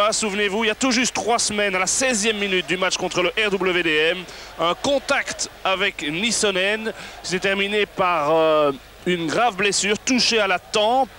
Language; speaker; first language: French; native; French